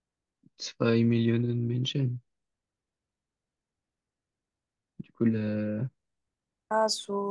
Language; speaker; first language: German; non-native, learner; French